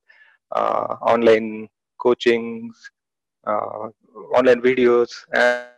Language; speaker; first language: English; non-native, local second language; Marathi